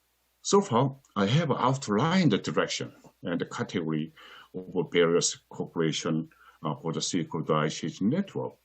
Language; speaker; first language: English; non-native, fluent; Korean